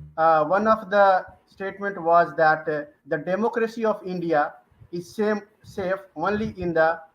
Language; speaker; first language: English; non-native, local second language; Hindi